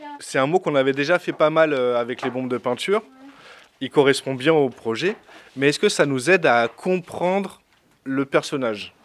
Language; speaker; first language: French; native; French